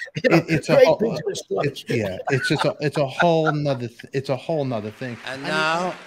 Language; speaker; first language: English; native; English